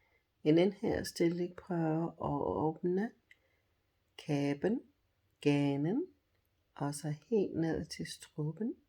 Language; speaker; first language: Danish; non-native, fluent; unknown